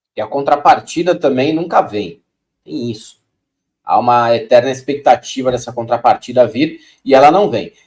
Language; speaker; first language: Portuguese; native; Portuguese